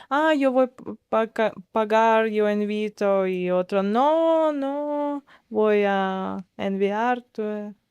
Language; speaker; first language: Spanish; non-native, learner; Russian